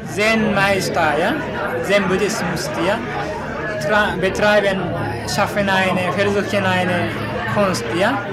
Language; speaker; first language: German; non-native, learner; Korean